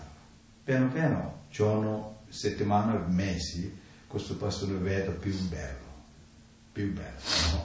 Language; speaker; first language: Italian; non-native, learner; Tibetan